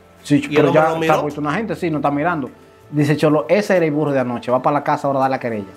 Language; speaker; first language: Spanish; native; Spanish